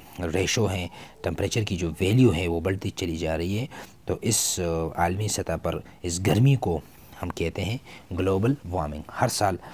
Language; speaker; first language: Urdu; non-native, local second language; Pashto